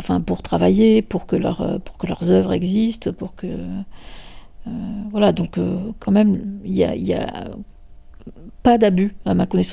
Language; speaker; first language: French; native; French